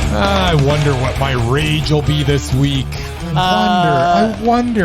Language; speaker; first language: English; native; English